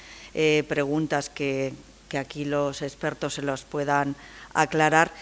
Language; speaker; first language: Spanish; native; Spanish